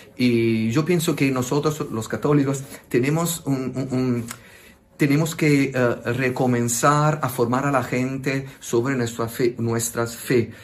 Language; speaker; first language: Spanish; non-native, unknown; Italian